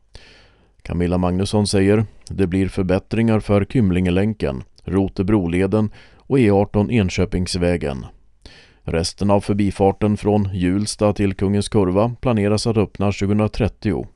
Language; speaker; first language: Swedish; native; Swedish